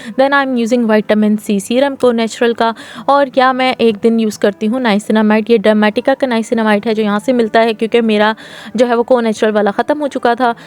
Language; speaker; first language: Urdu; native; Urdu